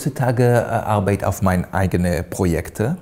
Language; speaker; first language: German; non-native, fluent; Hebrew